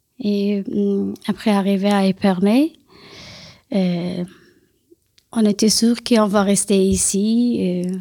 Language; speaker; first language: French; non-native, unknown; Persian